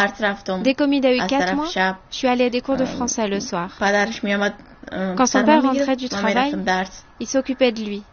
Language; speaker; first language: French; non-native, fluent; Persian